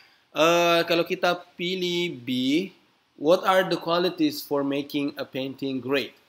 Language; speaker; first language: English; non-native, fluent; Indonesian